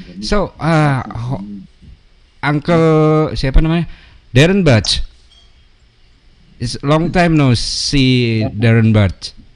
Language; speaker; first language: English; non-native, learner; Indonesian